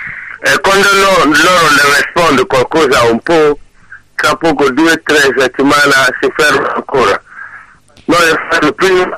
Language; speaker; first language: Italian; non-native, learner; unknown